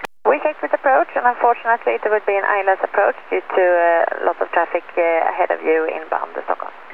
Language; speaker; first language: English; non-native, fluent; Swedish